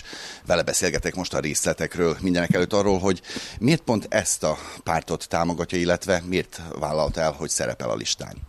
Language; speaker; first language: Hungarian; native; Hungarian